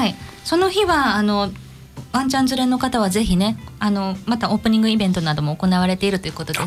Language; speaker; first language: Japanese; native; Japanese